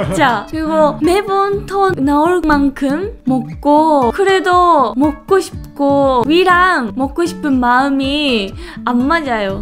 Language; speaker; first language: Korean; non-native, fluent; Japanese